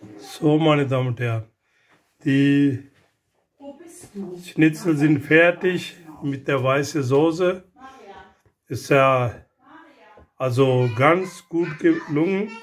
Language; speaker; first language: German; non-native, learner; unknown